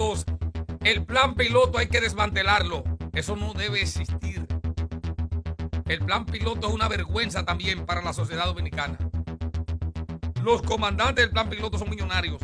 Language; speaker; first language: Spanish; native; Spanish